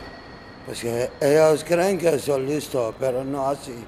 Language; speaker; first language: Spanish; non-native, learner; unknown